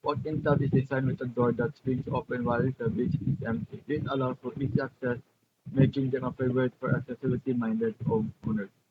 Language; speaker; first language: English; non-native, local second language; Filipino